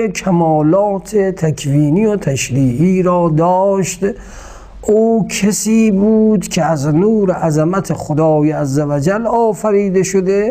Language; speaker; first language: Persian; native; Persian